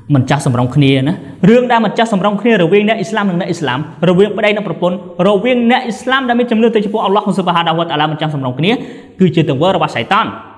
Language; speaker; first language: Khmer; non-native, local second language; Eastern Cham